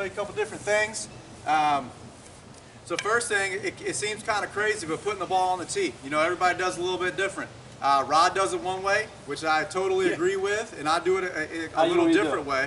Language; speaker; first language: English; native; English